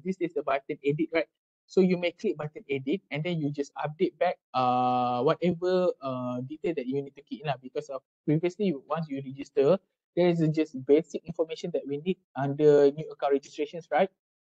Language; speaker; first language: English; non-native, local second language; Malay